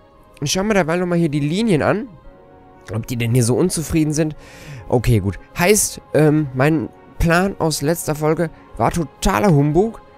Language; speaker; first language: German; native; German